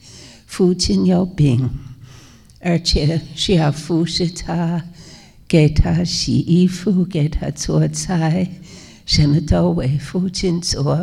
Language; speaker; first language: Chinese; non-native, fluent; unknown